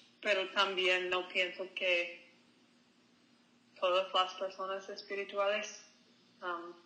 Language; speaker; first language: Spanish; non-native, learner; English